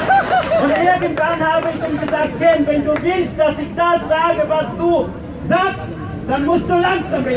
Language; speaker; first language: German; non-native, fluent; Russian